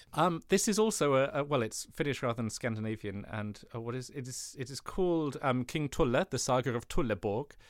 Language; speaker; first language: English; native; English